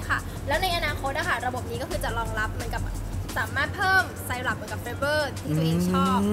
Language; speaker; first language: Thai; native; Thai